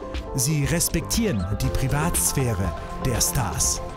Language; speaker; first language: German; native; German